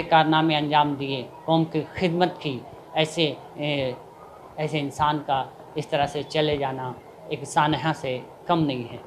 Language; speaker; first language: Urdu; native; Urdu